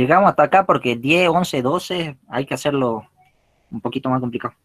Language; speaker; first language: Spanish; native; Spanish